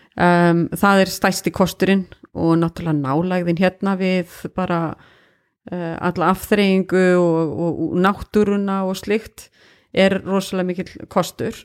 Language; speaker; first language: Icelandic; native; Icelandic